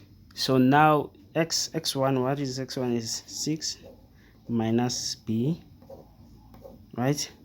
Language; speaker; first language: English; non-native, fluent; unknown